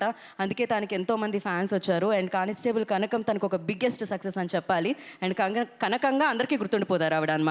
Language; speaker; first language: Telugu; native; Telugu